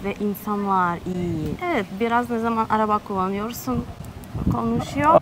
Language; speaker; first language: Turkish; non-native, learner; Russian